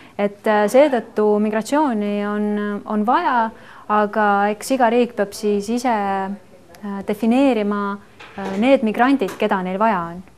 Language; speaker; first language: Estonian; native; Estonian